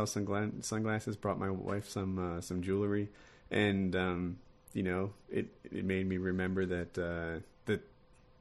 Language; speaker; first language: English; native; English